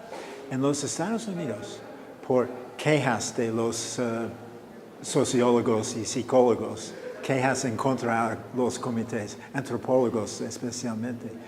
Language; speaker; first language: Spanish; non-native, fluent; English